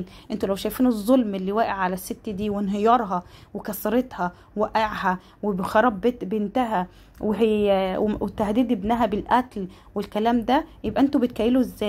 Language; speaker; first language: Arabic; native; Arabic